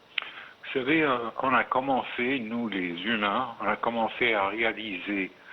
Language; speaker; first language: French; non-native, fluent; Arabic